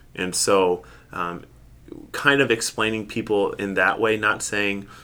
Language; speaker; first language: English; native; English